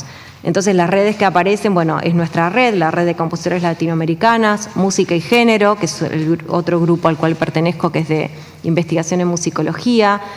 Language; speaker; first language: Spanish; native; Spanish